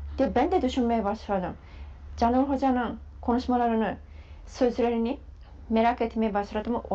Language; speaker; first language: Turkish; non-native, fluent; Japanese